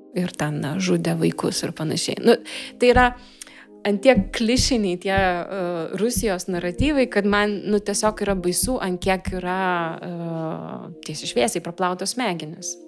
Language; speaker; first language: Lithuanian; non-native, local second language; Russian